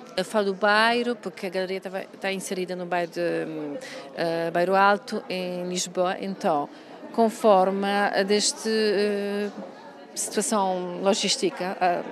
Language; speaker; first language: Portuguese; non-native, fluent; Polish